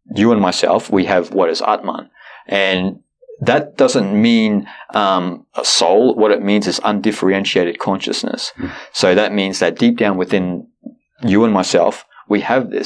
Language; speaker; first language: English; native; English